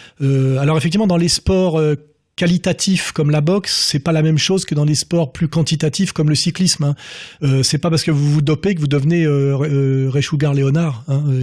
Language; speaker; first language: French; native; French